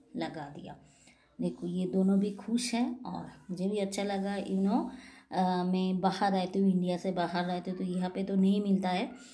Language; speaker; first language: Hindi; non-native, local second language; Bangla